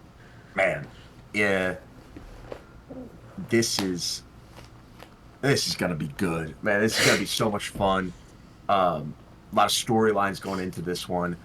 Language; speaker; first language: English; native; English